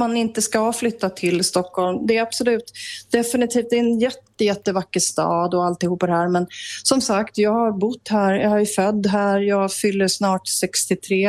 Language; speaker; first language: Swedish; native; Swedish